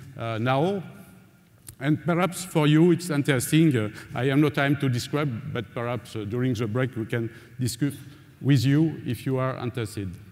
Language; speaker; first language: English; non-native, learner; French